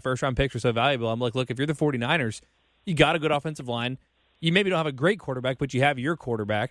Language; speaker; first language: English; native; English